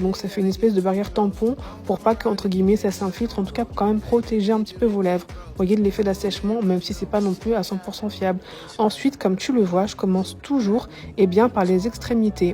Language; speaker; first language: French; native; French